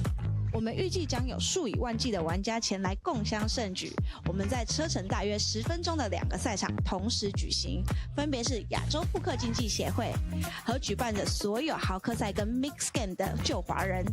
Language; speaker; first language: Chinese; native; Chinese